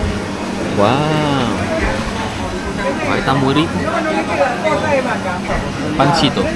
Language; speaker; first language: Spanish; non-native, fluent; Indonesian